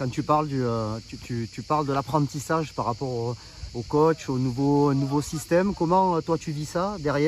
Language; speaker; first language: French; native; French